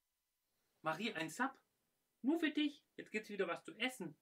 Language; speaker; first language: German; native; German